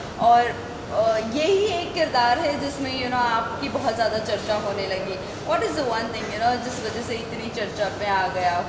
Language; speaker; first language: Hindi; native; Hindi